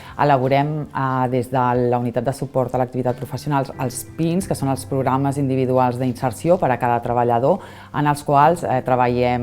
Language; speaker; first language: Catalan; native; Catalan